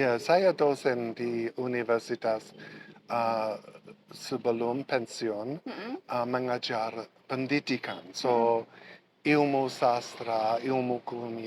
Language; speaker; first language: Indonesian; non-native, learner; English